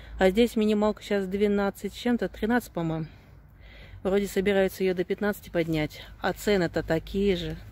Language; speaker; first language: Russian; native; Russian